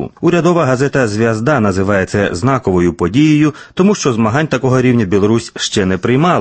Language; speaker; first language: Ukrainian; native; Ukrainian